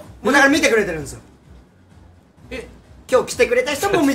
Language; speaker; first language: Japanese; native; Japanese